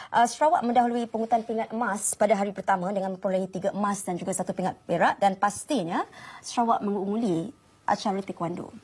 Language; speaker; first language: Malay; native; Malay